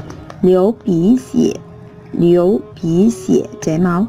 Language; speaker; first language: Chinese; non-native, fluent; Vietnamese